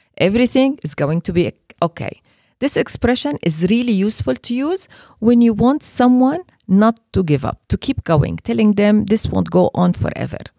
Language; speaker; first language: English; non-native, fluent; Arabic